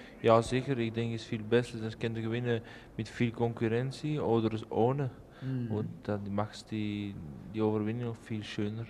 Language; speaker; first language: German; non-native, learner; Dutch